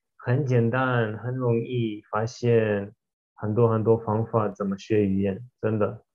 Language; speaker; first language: Chinese; non-native, fluent; Russian